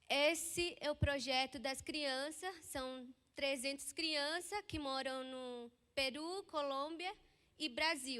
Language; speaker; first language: Portuguese; non-native, local second language; Ticuna